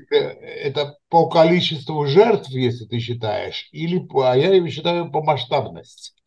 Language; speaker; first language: Russian; non-native, local second language; Georgian